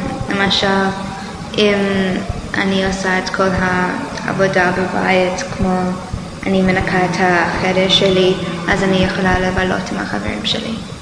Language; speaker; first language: Hebrew; non-native, learner; English